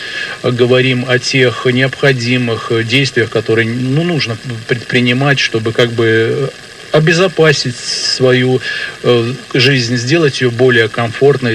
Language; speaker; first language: Russian; native; Russian